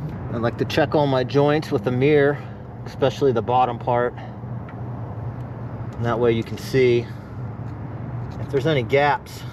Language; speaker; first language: English; native; English